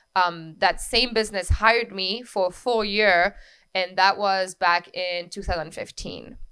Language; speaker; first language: English; non-native, fluent; French